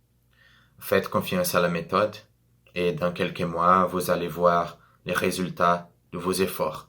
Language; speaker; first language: French; non-native, fluent; Portuguese